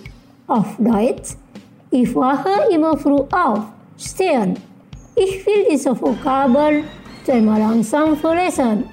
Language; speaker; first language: German; non-native, fluent; Indonesian